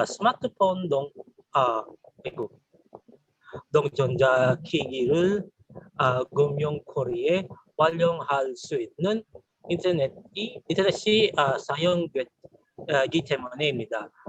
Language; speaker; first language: Korean; non-native, fluent; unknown